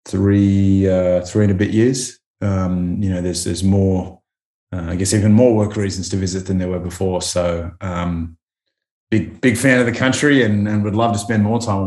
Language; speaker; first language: English; native; English